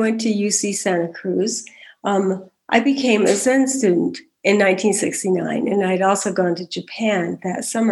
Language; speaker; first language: English; native; English